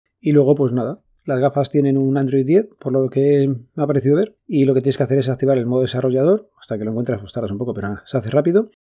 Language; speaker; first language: Spanish; native; Spanish